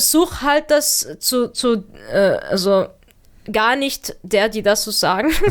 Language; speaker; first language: German; early bilingual, other home language; Arabic